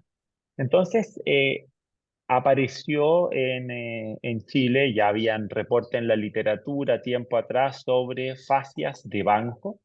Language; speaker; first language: Spanish; native; Spanish